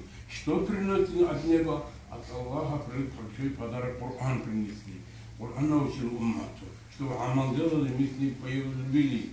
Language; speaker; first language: Russian; non-native, local second language; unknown